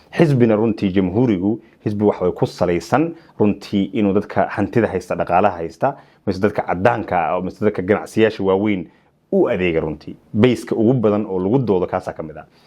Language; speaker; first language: Somali; early bilingual, heritage; Somali